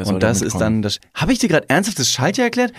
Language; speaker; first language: German; native; German